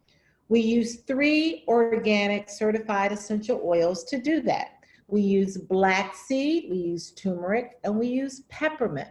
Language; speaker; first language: English; native; English